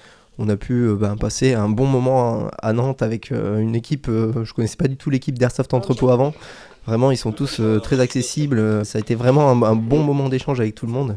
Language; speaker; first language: French; native; French